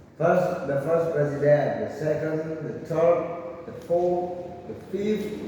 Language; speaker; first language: English; non-native, local second language; Indonesian